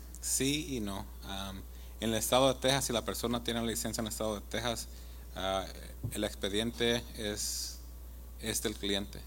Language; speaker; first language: Spanish; early bilingual, heritage; Spanish